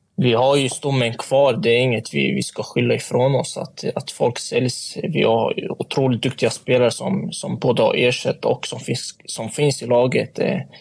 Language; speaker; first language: Swedish; native; Swedish